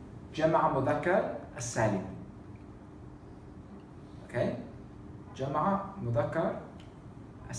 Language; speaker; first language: Arabic; non-native, fluent; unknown